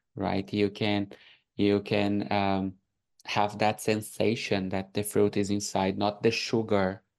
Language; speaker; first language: English; non-native, fluent; Portuguese